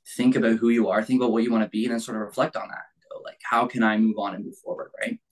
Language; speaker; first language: English; native; English